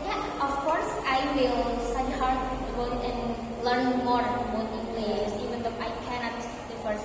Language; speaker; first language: English; non-native, learner; Indonesian